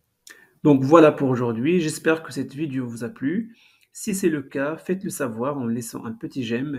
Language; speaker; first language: French; native; French